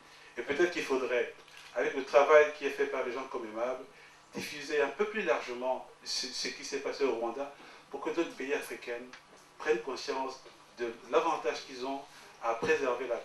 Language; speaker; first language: French; native; French